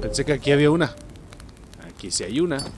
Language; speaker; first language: Spanish; native; Spanish